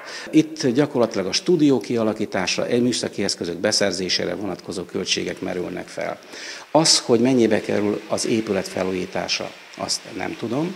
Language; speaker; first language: Hungarian; native; Hungarian